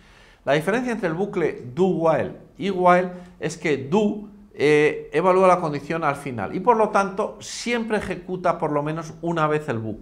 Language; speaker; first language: Spanish; native; Spanish